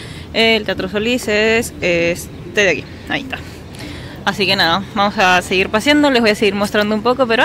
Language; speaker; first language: Spanish; native; Spanish